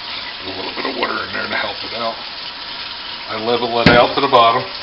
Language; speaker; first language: English; native; English